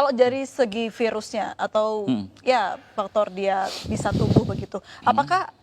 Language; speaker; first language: Indonesian; native; Indonesian